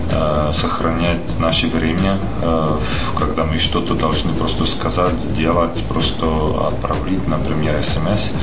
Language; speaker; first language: Russian; non-native, fluent; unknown